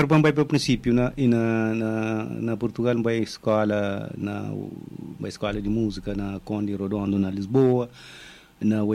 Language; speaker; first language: Portuguese; non-native, local second language; Kabuverdianu